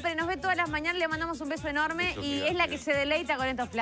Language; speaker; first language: Spanish; native; Spanish